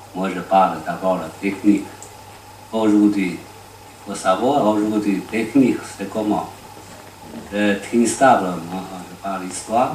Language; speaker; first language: French; non-native, learner; Chinese